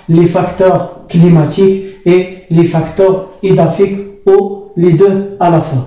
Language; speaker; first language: French; non-native, local second language; Arabic